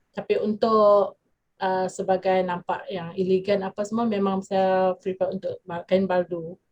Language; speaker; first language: Malay; non-native, local second language; Iban